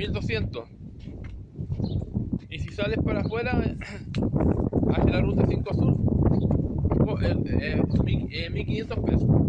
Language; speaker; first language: Spanish; native; Spanish